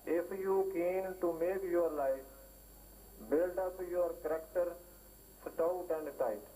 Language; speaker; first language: English; non-native, local second language; Urdu